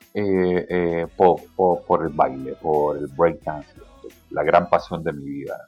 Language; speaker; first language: Spanish; native; Spanish